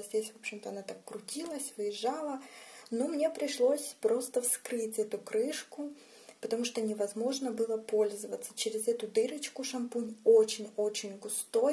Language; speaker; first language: Russian; native; Russian